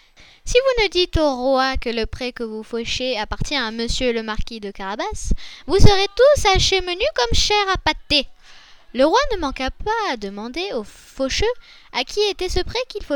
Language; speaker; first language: French; native; French